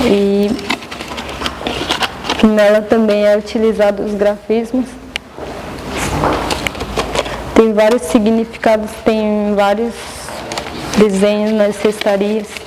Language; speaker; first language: Portuguese; non-native, local second language; Guarani